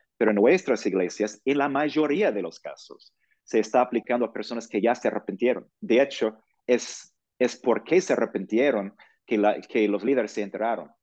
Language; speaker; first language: Spanish; non-native, fluent; English